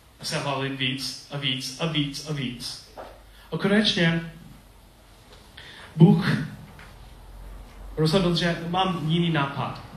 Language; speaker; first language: Czech; non-native, learner; English